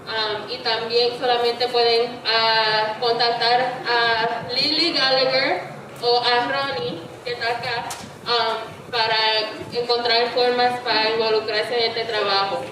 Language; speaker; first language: Spanish; early bilingual, heritage; English